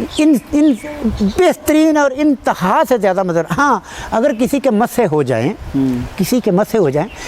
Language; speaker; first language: Urdu; non-native, local second language; Punjabi